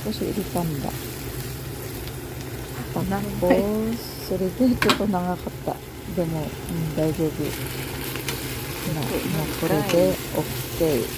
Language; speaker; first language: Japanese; non-native, learner; Filipino